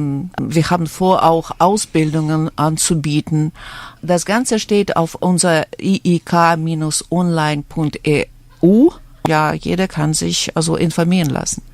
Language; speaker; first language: German; non-native, fluent; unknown